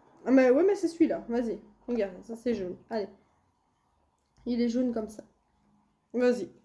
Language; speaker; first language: French; native; French